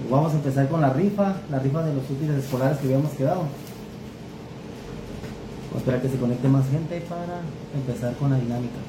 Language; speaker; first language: Spanish; native; Spanish